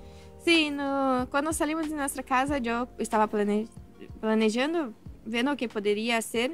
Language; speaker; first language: Spanish; non-native, learner; Portuguese